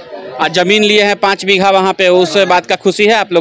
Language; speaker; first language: Hindi; non-native, local second language; Bhojpuri